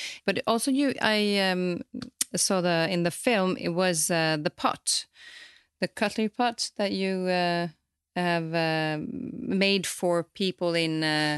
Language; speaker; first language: English; non-native, fluent; Swedish